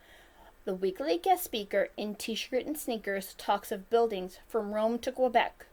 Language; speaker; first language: English; native; English